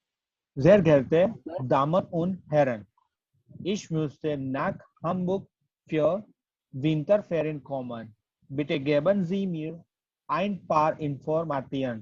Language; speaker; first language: German; non-native, learner; Gujarati